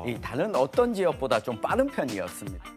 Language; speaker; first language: Korean; native; Korean